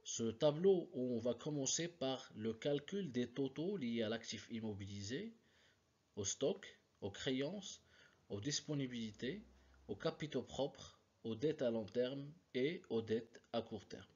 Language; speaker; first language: French; non-native, local second language; Arabic